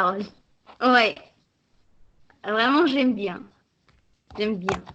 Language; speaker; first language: French; non-native, local second language; Arabic